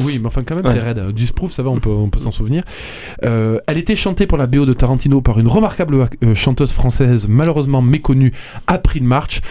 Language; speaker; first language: French; native; French